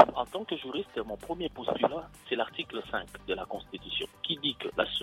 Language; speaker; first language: French; non-native, local second language; Lingala